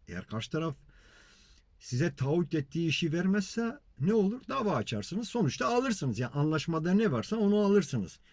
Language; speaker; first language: Turkish; non-native, local second language; Kurdish